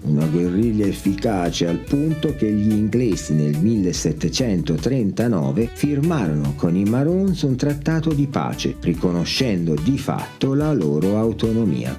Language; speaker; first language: Italian; native; Italian